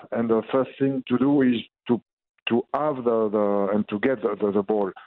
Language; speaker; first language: English; non-native, learner; French